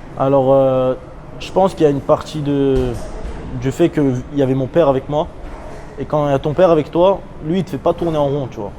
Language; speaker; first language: French; early bilingual, other home language; Chechen